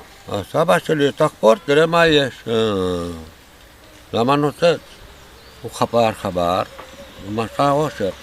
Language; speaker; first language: Hebrew; non-native, fluent; Romanian